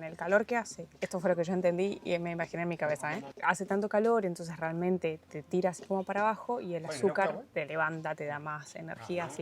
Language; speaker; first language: Spanish; native; Spanish